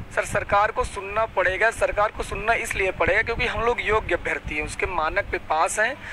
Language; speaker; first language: Hindi; native; Hindi